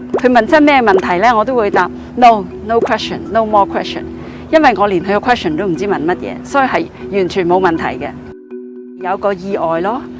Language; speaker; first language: Cantonese; native; Cantonese